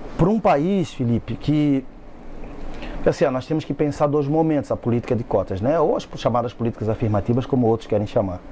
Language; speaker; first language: Portuguese; native; Portuguese